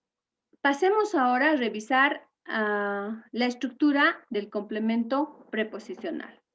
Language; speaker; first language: Spanish; native; Spanish